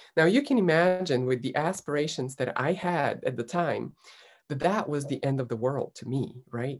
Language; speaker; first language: English; non-native, fluent; Bulgarian